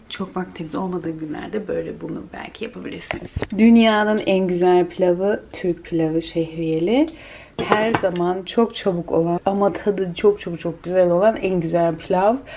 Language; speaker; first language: Turkish; early bilingual, heritage; Turkish